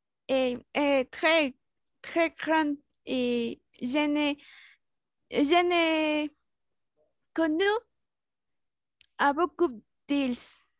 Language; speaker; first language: French; non-native, learner; Spanish